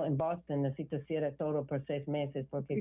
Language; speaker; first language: Spanish; non-native, learner; English